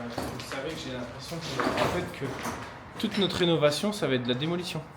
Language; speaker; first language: French; native; French